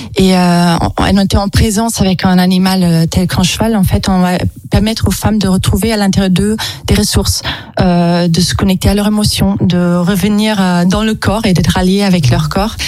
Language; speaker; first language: French; non-native, fluent; German